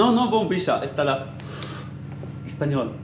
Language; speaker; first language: Spanish; non-native, learner; Arabic